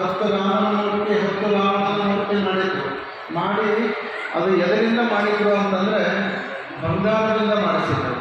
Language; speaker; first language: Kannada; native; Kannada